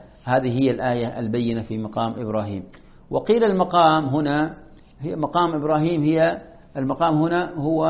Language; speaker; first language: Arabic; native; Arabic